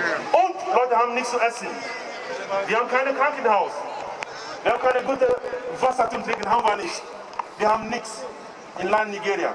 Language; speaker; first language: German; non-native, learner; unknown